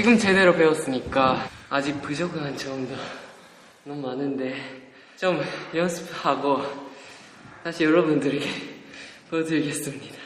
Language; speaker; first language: Korean; non-native, fluent; Japanese